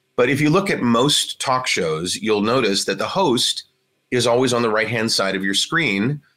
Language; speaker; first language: English; native; English